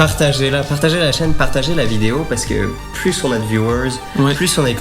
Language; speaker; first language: French; native; French